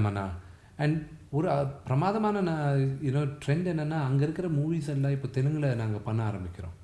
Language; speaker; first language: Tamil; non-native, local second language; Telugu